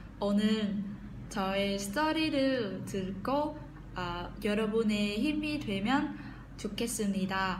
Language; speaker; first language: Korean; non-native, fluent; Vietnamese